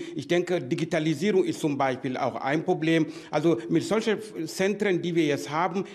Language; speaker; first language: German; non-native, fluent; Wolof